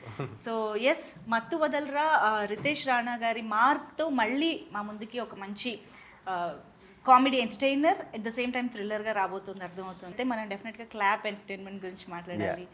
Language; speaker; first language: Telugu; native; Telugu